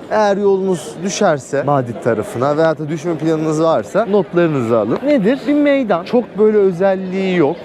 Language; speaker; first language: Turkish; native; Turkish